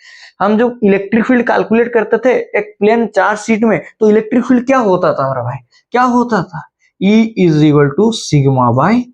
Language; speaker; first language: Hindi; non-native, local second language; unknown